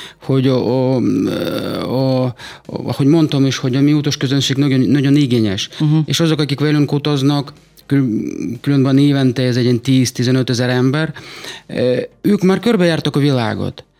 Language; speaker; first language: Hungarian; non-native, fluent; Russian